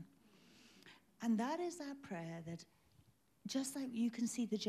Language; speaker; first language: English; native; English